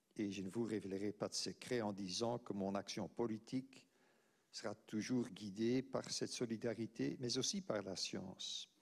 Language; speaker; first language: French; non-native, local second language; Dutch